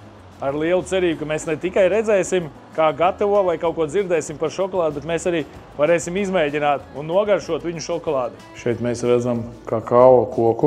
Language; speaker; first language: Latvian; native; Latvian